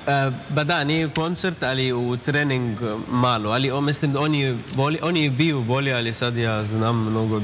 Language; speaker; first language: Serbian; non-native, learner; Arabic